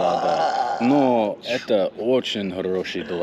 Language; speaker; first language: Russian; non-native, learner; English